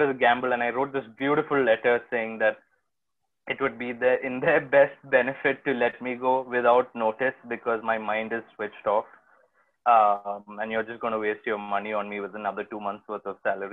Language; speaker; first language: English; non-native, local second language; Malayalam